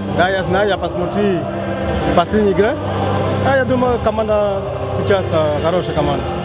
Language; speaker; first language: Russian; non-native, learner; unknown